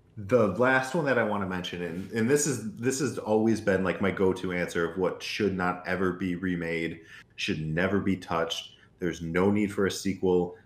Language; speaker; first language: English; native; English